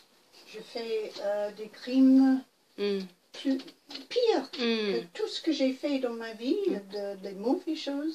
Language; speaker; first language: French; non-native, fluent; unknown